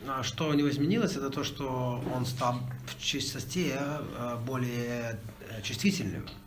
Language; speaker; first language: Russian; native; Russian